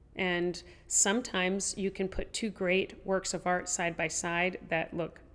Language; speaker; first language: English; native; English